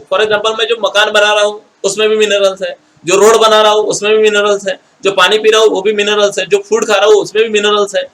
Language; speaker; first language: Hindi; non-native, local second language; Marathi